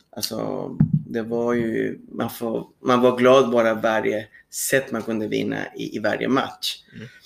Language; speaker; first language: Swedish; non-native, fluent; Spanish